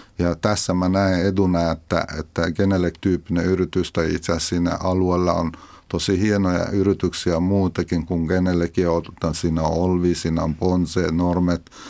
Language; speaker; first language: Finnish; non-native, fluent; Persian